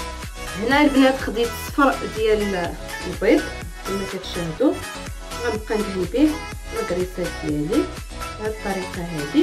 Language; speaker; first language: Arabic; native; Arabic